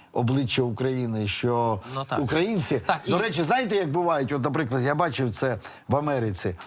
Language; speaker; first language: Ukrainian; native; Ukrainian